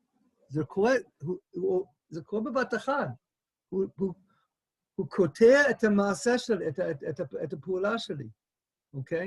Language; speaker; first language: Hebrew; non-native, fluent; English